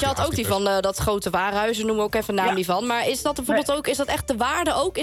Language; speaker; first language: Dutch; native; Dutch